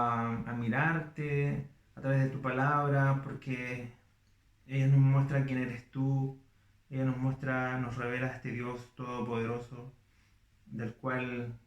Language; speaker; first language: Spanish; native; Spanish